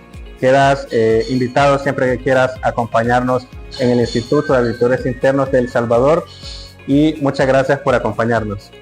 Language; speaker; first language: Spanish; native; Spanish